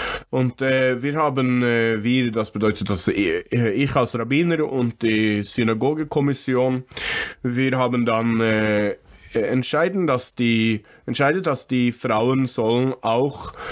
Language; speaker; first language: German; non-native, fluent; English